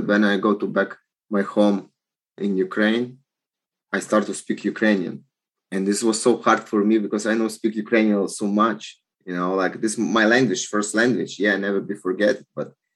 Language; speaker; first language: English; non-native, learner; Ukrainian